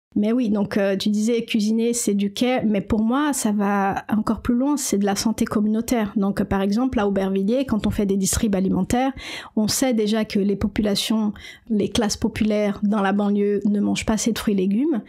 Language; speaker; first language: French; non-native, fluent; Portuguese